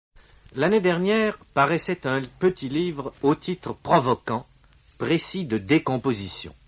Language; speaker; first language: French; native; French